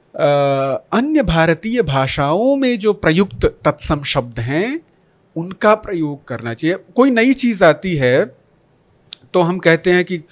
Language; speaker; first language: Hindi; non-native, local second language; Bhojpuri